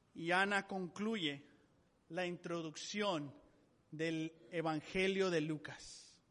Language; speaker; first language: Spanish; native; Spanish